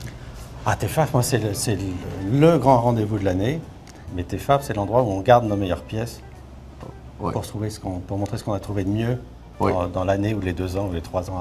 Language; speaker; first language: French; native; French